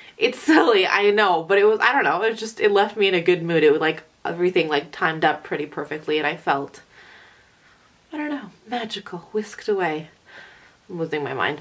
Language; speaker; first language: English; early bilingual, other home language; Arabic